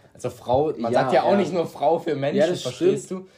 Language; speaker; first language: German; early bilingual, other home language; Greek